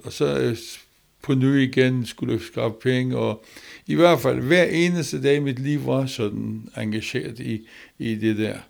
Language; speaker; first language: Danish; non-native, learner; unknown